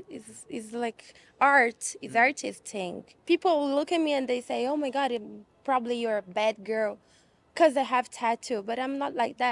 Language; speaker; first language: English; non-native, fluent; Portuguese